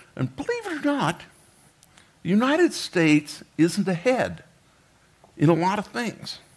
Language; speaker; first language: English; native; English